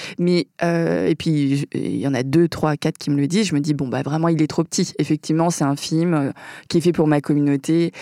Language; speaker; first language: French; early bilingual, other home language; Vietnamese